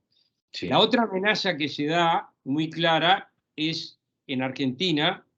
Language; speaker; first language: Spanish; native; Spanish